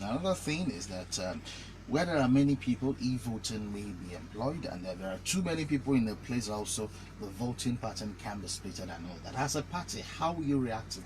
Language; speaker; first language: English; non-native, local second language; Yoruba